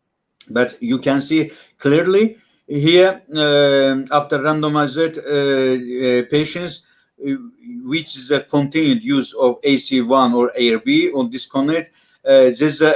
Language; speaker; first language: English; non-native, learner; Russian